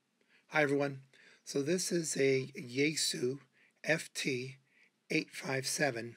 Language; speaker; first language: English; native; English